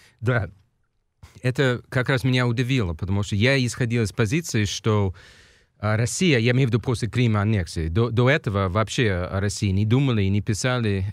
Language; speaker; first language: Russian; non-native, fluent; English